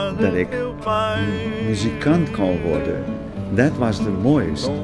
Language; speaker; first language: Dutch; non-native, fluent; Portuguese